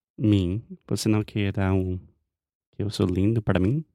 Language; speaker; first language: Portuguese; non-native, fluent; English